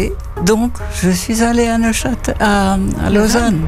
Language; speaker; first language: French; non-native, fluent; Dutch